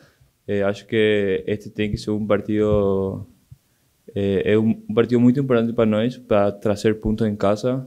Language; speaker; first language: Portuguese; non-native, local second language; Spanish